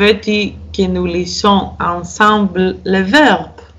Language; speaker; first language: French; non-native, learner; Greek